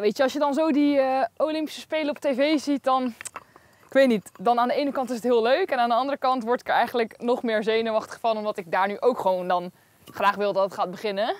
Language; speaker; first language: Dutch; native; Dutch